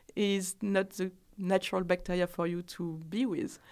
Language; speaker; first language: English; non-native, fluent; French